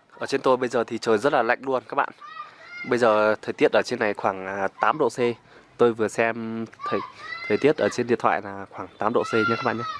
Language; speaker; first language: Vietnamese; non-native, local second language; Iu Mien